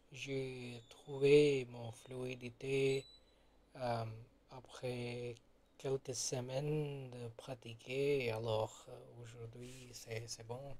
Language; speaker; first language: French; non-native, learner; Gujarati